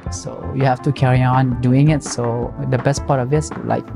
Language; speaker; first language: English; non-native, fluent; Malay